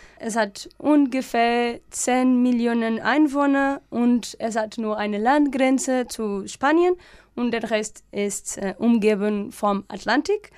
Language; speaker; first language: German; non-native, learner; Portuguese